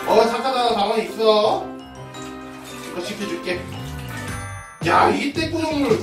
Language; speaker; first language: Korean; native; Korean